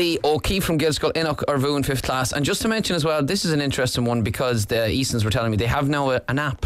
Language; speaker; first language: English; native; English